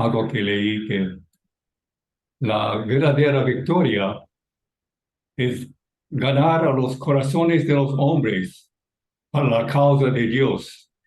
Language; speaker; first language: Spanish; non-native, fluent; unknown